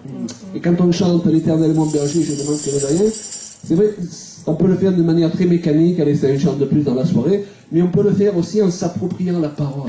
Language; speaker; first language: French; native; French